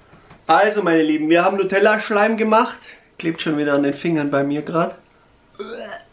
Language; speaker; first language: German; native; German